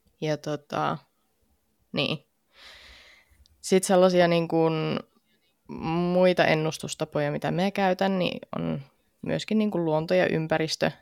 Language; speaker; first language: Finnish; native; Finnish